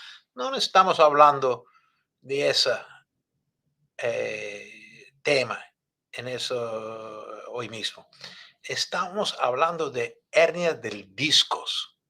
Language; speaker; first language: Spanish; non-native, fluent; Italian